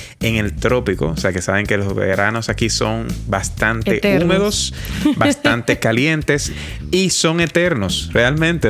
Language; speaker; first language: Spanish; native; Spanish